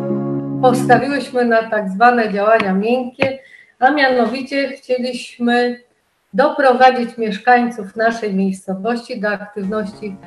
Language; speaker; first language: Polish; native; Polish